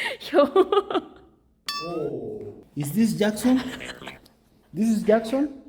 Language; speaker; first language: English; non-native, learner; Korean